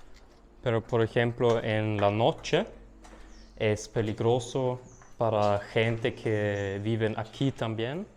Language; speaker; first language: Spanish; non-native, learner; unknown